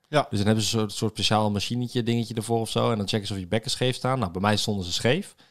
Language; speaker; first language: Dutch; native; Dutch